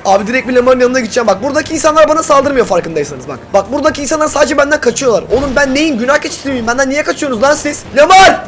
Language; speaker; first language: Turkish; native; Turkish